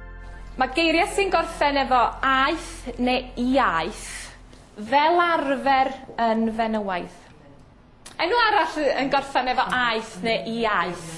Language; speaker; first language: Welsh; native; Welsh